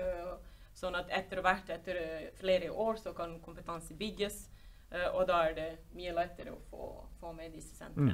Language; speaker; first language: Norwegian; non-native, fluent; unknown